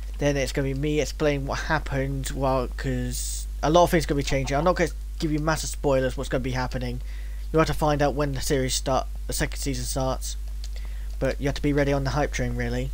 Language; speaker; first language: English; native; English